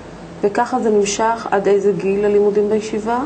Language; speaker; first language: Hebrew; native; Hebrew